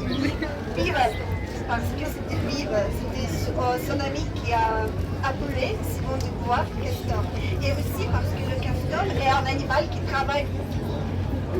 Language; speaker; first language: French; non-native, fluent; Russian